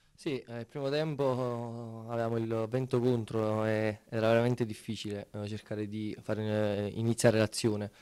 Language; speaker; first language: Italian; native; Italian